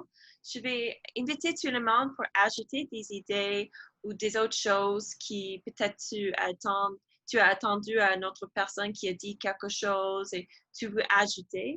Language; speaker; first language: French; non-native, learner; English